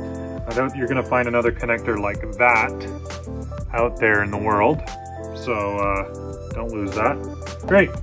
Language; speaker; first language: English; native; English